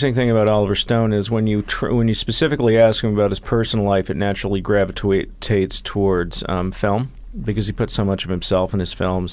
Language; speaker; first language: English; native; English